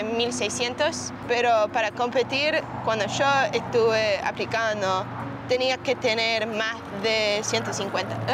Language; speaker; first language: Spanish; early bilingual, heritage; Spanish